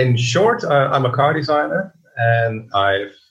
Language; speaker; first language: English; non-native, fluent; Dutch